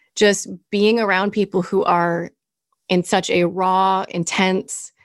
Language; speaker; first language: English; native; English